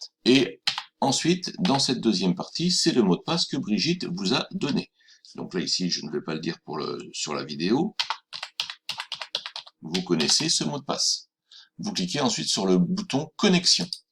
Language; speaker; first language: French; native; French